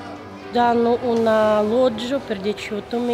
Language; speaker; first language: Italian; non-native, learner; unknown